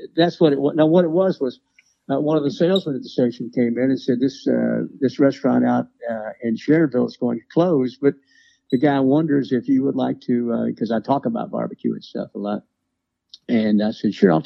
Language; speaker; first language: English; native; English